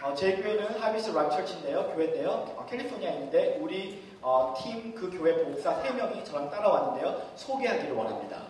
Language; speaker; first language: Korean; early bilingual, other home language; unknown